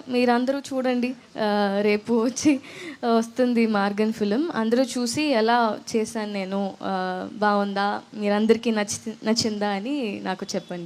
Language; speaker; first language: Telugu; non-native, fluent; Tamil